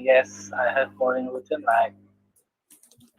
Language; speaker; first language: English; non-native, learner; Indonesian